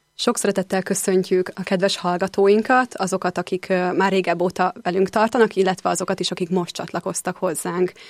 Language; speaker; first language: Hungarian; native; Hungarian